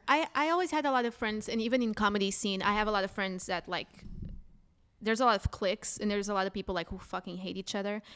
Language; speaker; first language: English; non-native, fluent; Portuguese